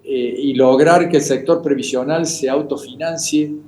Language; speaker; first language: Spanish; native; Spanish